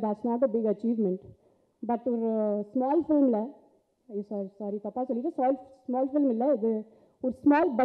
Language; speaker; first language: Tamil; non-native, fluent; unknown